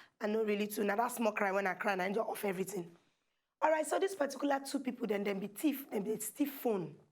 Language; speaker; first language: Nigerian Pidgin; native; Nigerian Pidgin